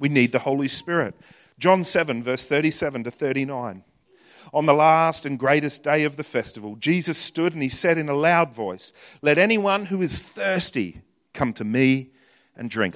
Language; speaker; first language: English; native; English